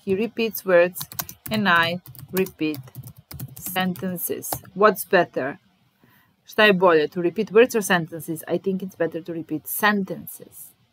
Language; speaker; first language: English; non-native, fluent; Serbian